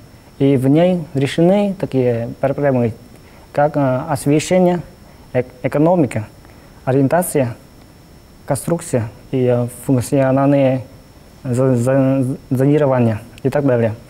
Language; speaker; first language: Russian; non-native, fluent; Vietnamese